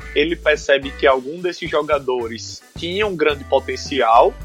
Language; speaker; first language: Portuguese; native; Portuguese